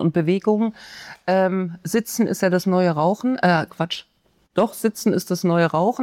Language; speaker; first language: German; native; German